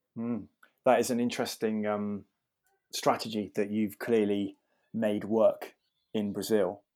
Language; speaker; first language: English; native; English